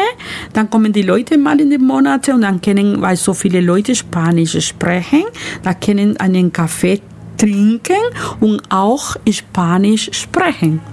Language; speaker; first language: German; non-native, learner; Spanish